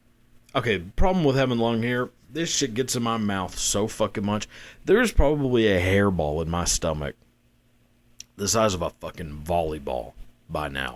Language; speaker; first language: English; native; English